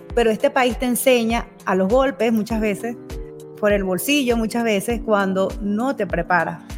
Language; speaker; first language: Spanish; native; Spanish